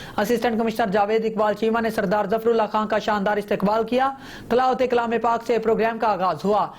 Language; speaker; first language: Urdu; native; Urdu